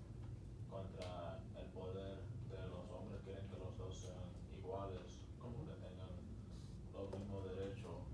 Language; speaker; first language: Spanish; early bilingual, other home language; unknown